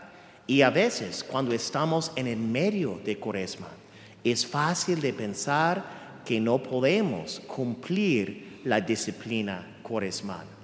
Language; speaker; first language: Spanish; non-native, fluent; English